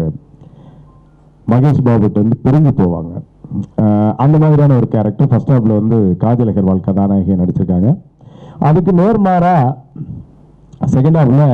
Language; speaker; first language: Tamil; native; Tamil